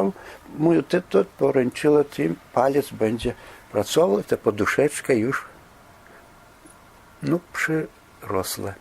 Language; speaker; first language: Polish; non-native, fluent; Belarusian